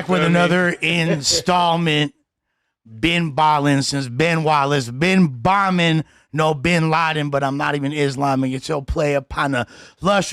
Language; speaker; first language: English; native; English